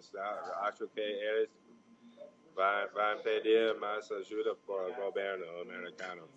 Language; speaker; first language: Portuguese; non-native, fluent; English